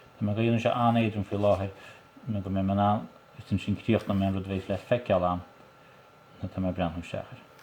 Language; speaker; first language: Irish; native; Irish